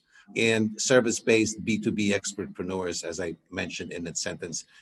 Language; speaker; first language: English; non-native, fluent; Polish